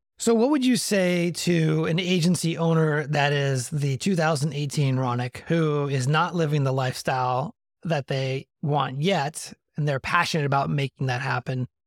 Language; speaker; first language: English; native; English